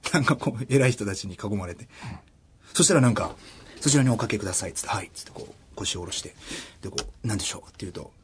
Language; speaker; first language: Japanese; early bilingual, other home language; German